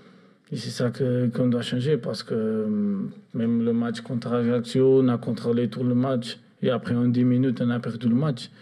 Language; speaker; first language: French; non-native, fluent; Portuguese